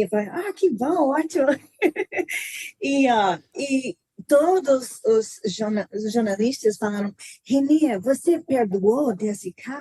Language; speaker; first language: Portuguese; non-native, learner; English